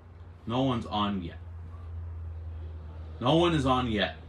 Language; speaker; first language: English; native; English